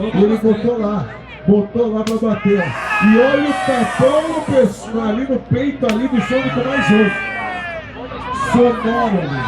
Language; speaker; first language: Portuguese; native; Portuguese